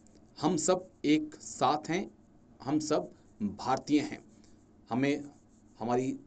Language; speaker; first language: Hindi; native; Hindi